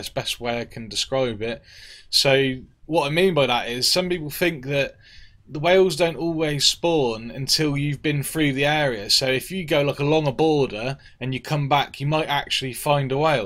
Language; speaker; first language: English; native; English